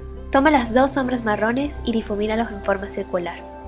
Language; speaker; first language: Spanish; native; Spanish